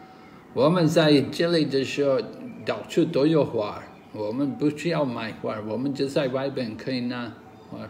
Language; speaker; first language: Chinese; non-native, learner; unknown